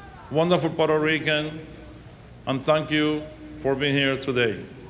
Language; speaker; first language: English; non-native, fluent; Spanish